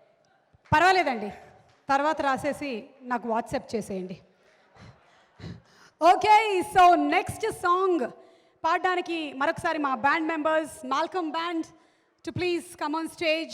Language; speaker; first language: Telugu; native; Telugu